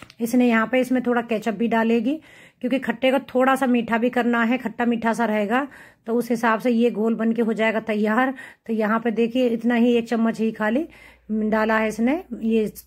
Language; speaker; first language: Hindi; native; Hindi